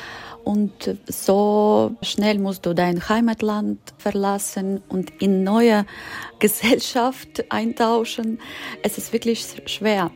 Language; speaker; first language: German; non-native, learner; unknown